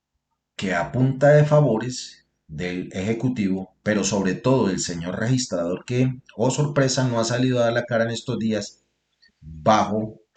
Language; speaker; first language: Spanish; native; Spanish